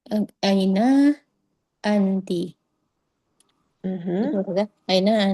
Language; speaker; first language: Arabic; non-native, learner; Indonesian